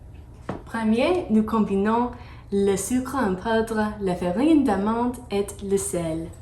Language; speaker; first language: French; non-native, learner; English